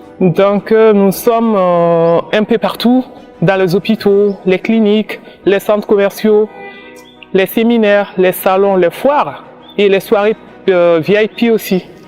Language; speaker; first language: French; non-native, local second language; Bambara